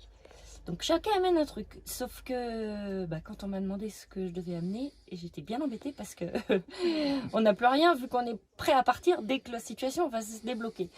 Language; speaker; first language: French; native; French